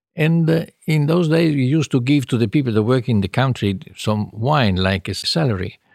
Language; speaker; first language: English; non-native, fluent; Italian